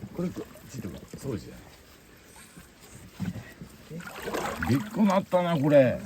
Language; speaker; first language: Japanese; native; Japanese